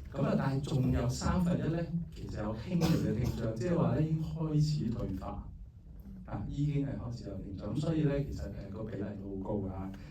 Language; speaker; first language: Cantonese; native; Cantonese